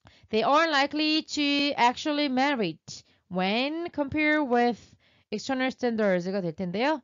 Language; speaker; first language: English; non-native, fluent; Korean